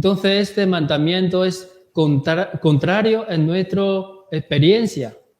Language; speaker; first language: Spanish; non-native, learner; Korean